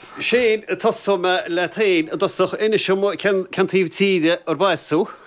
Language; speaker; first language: Irish; native; Irish